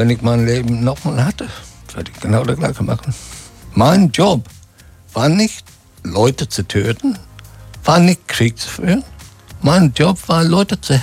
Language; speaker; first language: German; non-native, fluent; English